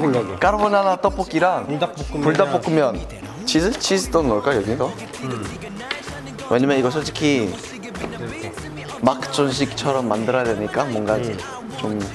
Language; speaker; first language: Korean; non-native, fluent; English